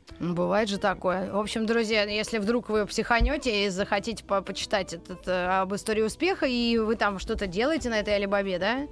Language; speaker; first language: Russian; native; Russian